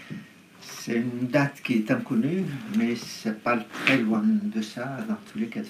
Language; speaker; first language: French; non-native, fluent; Arabic